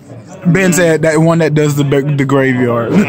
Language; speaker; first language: English; native; English